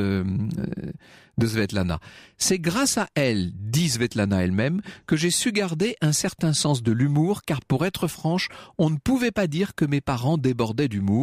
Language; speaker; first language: French; native; French